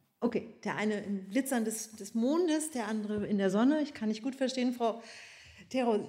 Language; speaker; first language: German; native; German